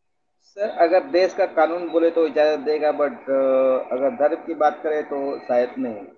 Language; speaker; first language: Hindi; native; Hindi